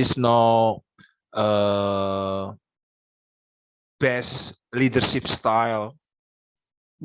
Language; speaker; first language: English; non-native, local second language; Indonesian